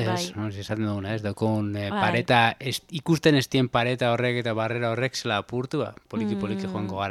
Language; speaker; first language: Basque; native; Basque